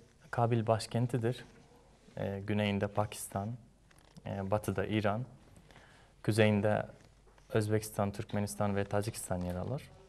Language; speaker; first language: Turkish; non-native, fluent; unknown